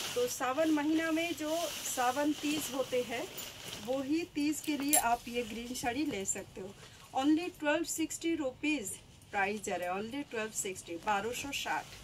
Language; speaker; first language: Hindi; non-native, local second language; Bangla